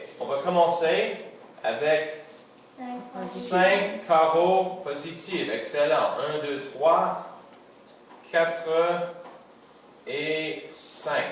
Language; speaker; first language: French; non-native, local second language; English